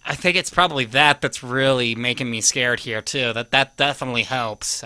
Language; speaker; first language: English; native; English